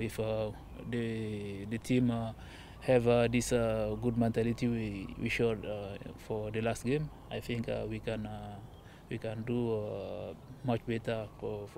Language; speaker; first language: English; non-native, learner; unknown